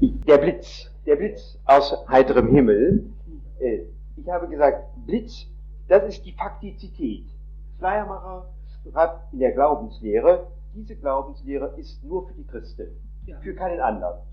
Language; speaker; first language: German; non-native, fluent; Italian